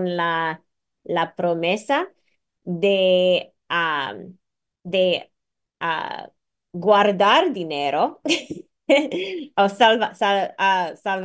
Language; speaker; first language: Spanish; non-native, fluent; English